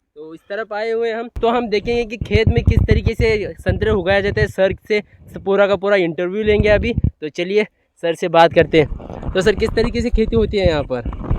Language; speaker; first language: Hindi; non-native, local second language; Kannada